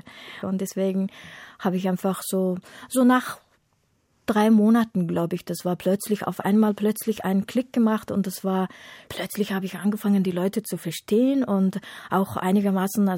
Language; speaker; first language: German; non-native, fluent; Mongolian